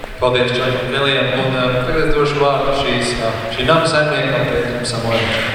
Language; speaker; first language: Latvian; non-native, learner; Portuguese